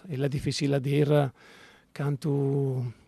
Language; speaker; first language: French; non-native, fluent; Italian